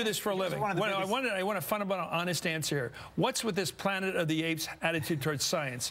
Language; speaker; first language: English; native; English